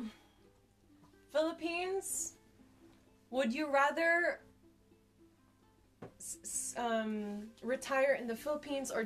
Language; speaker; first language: English; non-native, local second language; Cebuano